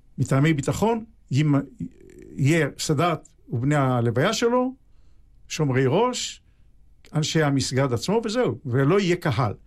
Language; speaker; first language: Hebrew; native; Hebrew